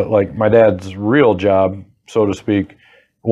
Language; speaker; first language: English; native; English